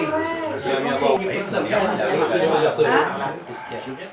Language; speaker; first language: French; native; French